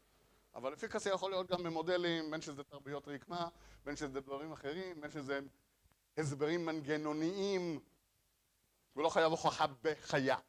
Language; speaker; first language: Hebrew; native; Hebrew